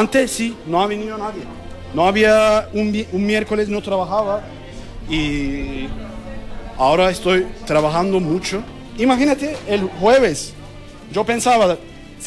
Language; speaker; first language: Spanish; non-native, learner; Turkish